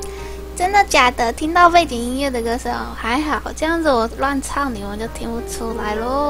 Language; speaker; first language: Chinese; native; Chinese